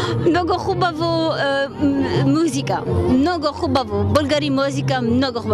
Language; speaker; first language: Bulgarian; non-native, learner; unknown